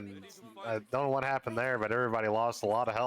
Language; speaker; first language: English; native; English